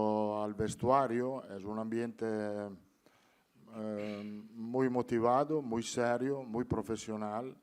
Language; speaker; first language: Spanish; non-native, fluent; Italian